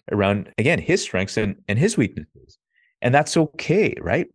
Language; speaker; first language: English; native; English